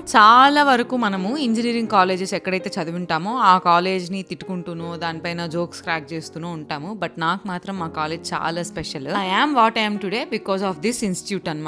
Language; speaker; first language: Telugu; native; Telugu